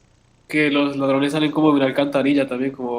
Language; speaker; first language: Spanish; native; Spanish